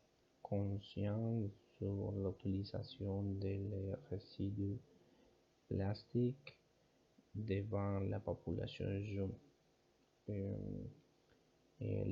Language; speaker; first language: French; non-native, learner; Spanish